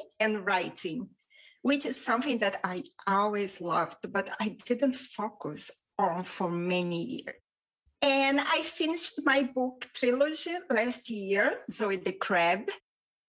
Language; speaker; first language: English; non-native, fluent; Portuguese